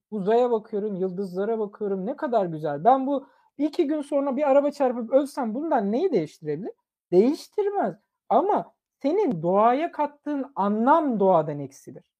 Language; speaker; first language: Turkish; early bilingual, other home language; German